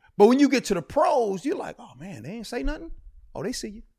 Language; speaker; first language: English; native; English